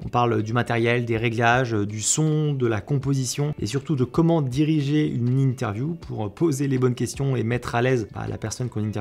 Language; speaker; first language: French; native; French